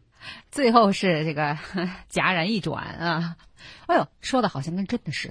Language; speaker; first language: Chinese; native; Chinese